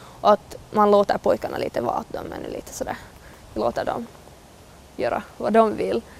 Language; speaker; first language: Swedish; native; Swedish